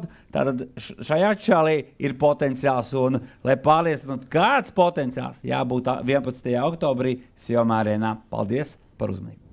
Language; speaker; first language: Latvian; native; Latvian